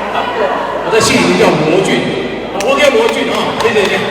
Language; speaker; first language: Chinese; native; Chinese